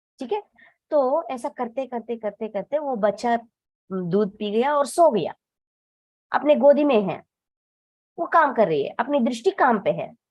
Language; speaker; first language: Hindi; non-native, local second language; Telugu